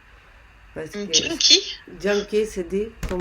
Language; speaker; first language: French; non-native, learner; Spanish